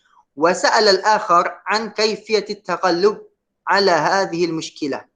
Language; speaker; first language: Arabic; non-native, fluent; Malay